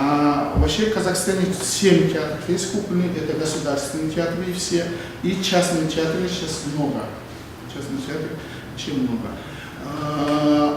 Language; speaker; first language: Russian; non-native, local second language; Kazakh